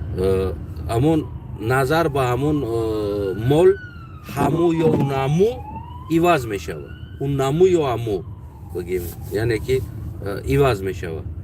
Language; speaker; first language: Tajik; native; Tajik